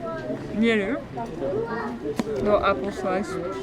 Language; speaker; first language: Japanese; non-native, learner; French